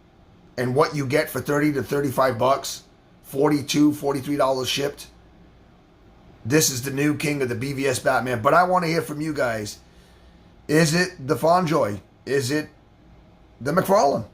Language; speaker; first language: English; native; English